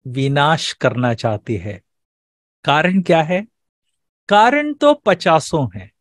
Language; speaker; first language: Hindi; non-native, local second language; Malayalam